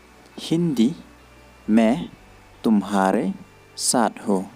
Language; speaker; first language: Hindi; non-native, learner; Khasi